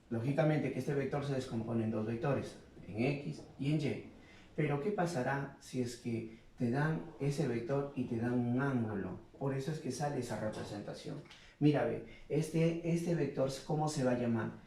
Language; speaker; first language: Spanish; native; Spanish